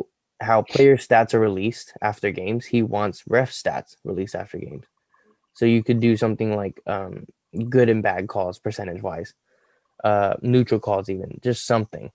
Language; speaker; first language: English; native; English